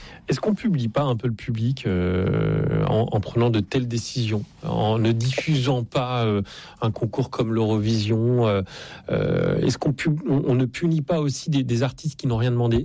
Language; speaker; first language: French; native; French